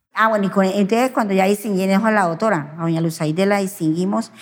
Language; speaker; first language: Spanish; native; Spanish